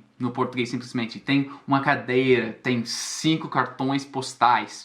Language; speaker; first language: Portuguese; non-native, fluent; English